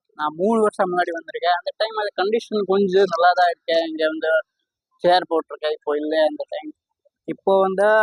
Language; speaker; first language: Tamil; non-native, learner; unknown